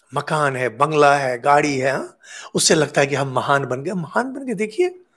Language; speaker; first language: Hindi; non-native, local second language; Bangla